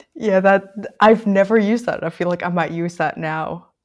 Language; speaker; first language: English; non-native, local second language; Filipino